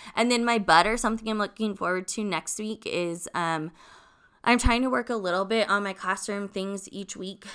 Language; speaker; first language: English; native; English